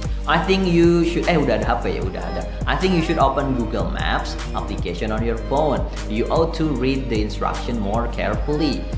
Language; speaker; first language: English; non-native, fluent; Indonesian